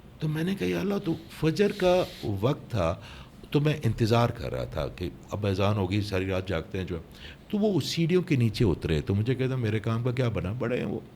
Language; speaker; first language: Urdu; non-native, local second language; Pashto